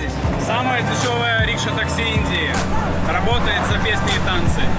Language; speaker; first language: Russian; native; Russian